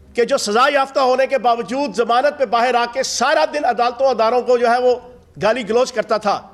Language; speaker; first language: Urdu; native; Urdu